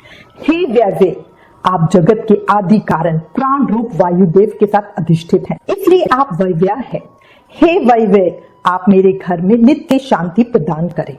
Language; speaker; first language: Hindi; native; Hindi